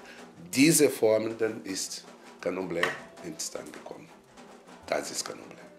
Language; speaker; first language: German; non-native, fluent; Portuguese